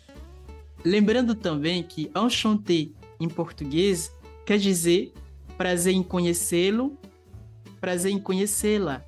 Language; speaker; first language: Portuguese; non-native, fluent; French